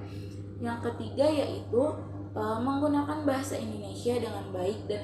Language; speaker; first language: Indonesian; native; Indonesian